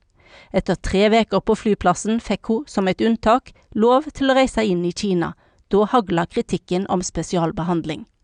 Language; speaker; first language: Norwegian; native; Norwegian